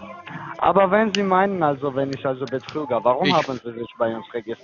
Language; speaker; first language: German; non-native, learner; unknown